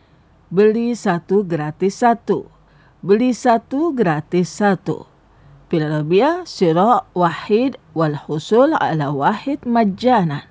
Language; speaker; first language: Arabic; non-native, fluent; Indonesian